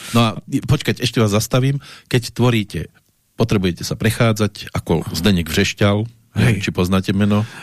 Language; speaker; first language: Slovak; native; Slovak